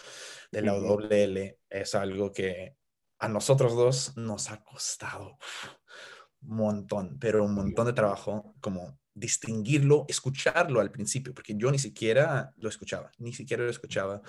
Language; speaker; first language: Spanish; non-native, fluent; English